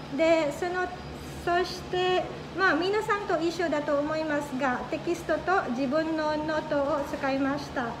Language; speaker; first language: Japanese; non-native, fluent; Filipino